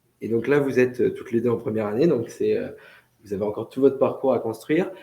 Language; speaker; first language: French; native; French